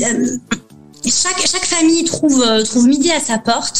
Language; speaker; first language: French; native; French